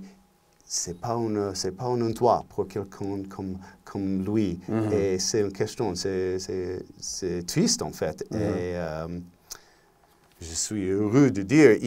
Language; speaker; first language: French; non-native, learner; English